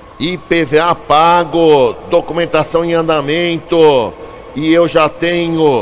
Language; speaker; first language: Portuguese; native; Portuguese